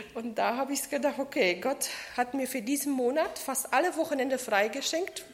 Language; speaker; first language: German; non-native, fluent; Polish